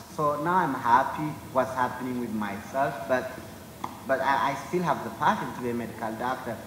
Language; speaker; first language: English; non-native, fluent; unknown